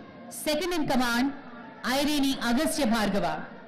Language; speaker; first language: English; non-native, local second language; Telugu